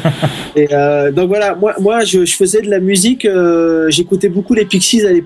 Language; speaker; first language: French; native; French